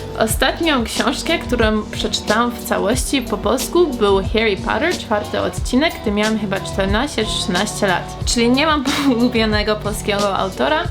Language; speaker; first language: Polish; early bilingual, heritage; Polish